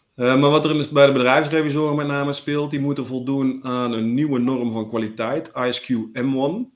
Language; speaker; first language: Dutch; native; Dutch